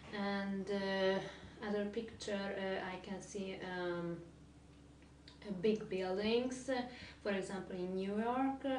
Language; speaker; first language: English; non-native, learner; Hungarian